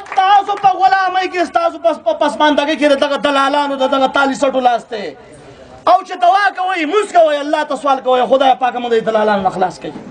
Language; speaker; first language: Pashto; non-native, local second language; Gujari